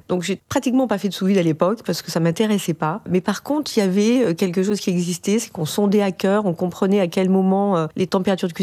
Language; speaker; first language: French; native; French